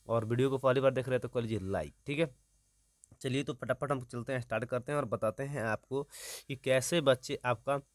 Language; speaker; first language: Hindi; native; Hindi